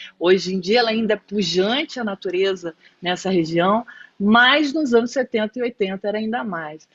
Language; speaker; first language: Portuguese; native; Portuguese